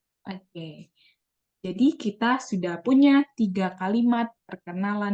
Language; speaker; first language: Indonesian; non-native, fluent; English